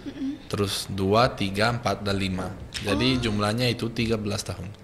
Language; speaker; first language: Indonesian; non-native, fluent; Italian